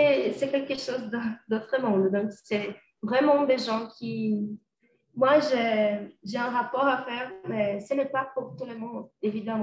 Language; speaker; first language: French; non-native, fluent; Portuguese